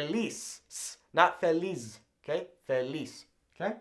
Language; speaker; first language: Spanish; non-native, fluent; English